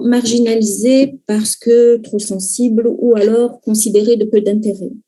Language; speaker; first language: French; native; French